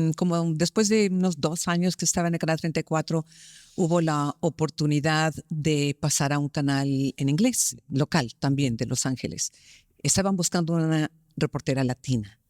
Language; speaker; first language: Spanish; early bilingual, heritage; Spanish